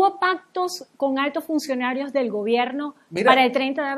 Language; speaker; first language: Spanish; native; Spanish